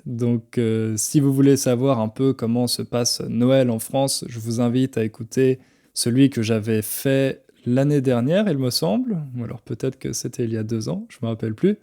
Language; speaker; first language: French; native; French